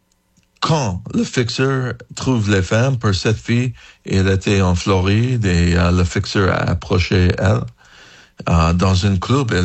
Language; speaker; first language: French; non-native, fluent; English